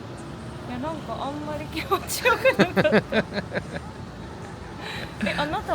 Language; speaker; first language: Japanese; native; Japanese